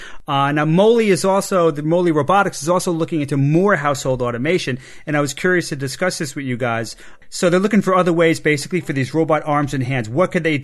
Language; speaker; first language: English; native; English